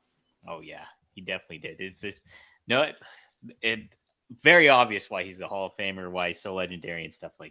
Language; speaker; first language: English; native; English